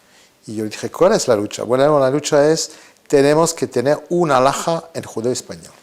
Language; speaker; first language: Spanish; early bilingual, heritage; Spanish